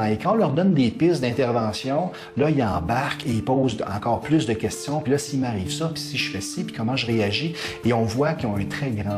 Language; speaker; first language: French; native; French